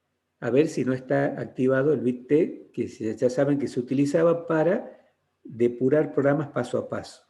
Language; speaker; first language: Spanish; native; Spanish